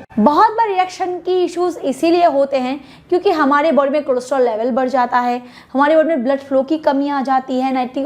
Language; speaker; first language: Hindi; native; Hindi